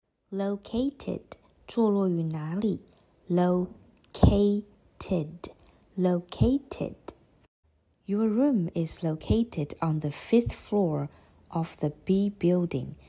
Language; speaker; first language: English; non-native, fluent; Chinese